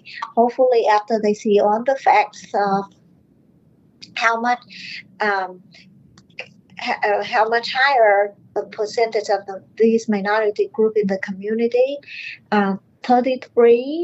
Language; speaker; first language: English; non-native, fluent; Vietnamese